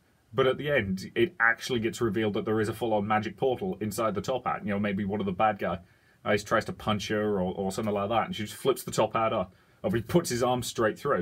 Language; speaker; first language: English; native; English